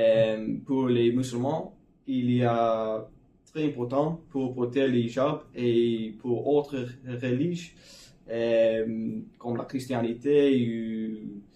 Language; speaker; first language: French; non-native, learner; English